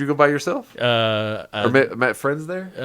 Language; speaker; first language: English; native; English